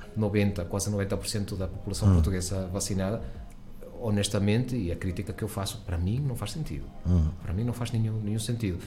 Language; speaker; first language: Portuguese; early bilingual, heritage; Spanish